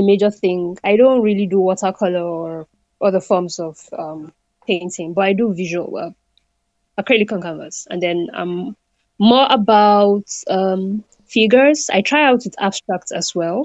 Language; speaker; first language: English; non-native, local second language; Igbo